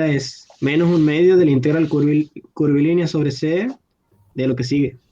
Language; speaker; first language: Spanish; native; Spanish